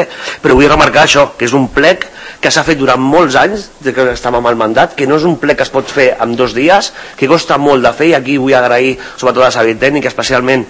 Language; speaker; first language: Catalan; native; Catalan